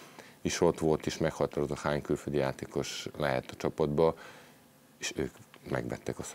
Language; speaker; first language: Hungarian; non-native, fluent; Serbian